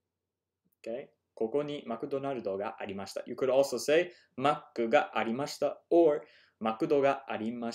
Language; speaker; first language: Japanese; non-native, fluent; English